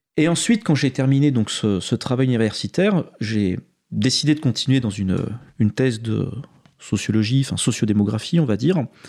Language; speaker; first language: French; native; French